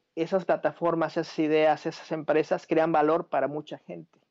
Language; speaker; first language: Spanish; native; Spanish